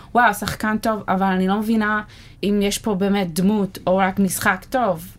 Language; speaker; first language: Hebrew; non-native, fluent; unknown